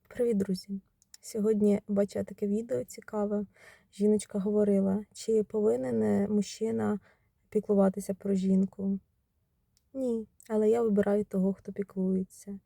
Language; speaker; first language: Ukrainian; non-native, local second language; Russian